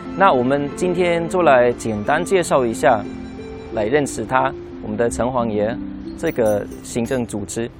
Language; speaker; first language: Chinese; non-native, fluent; German